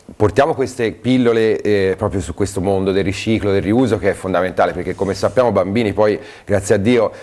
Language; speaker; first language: Italian; native; Italian